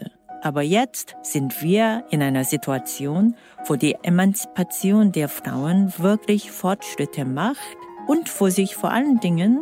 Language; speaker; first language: German; non-native, fluent; Korean